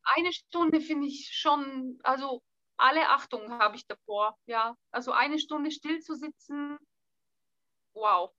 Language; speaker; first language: German; non-native, fluent; Bulgarian